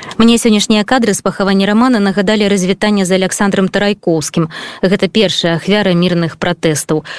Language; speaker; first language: Belarusian; native; Belarusian